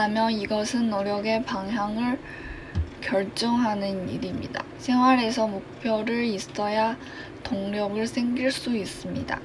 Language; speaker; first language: Korean; non-native, learner; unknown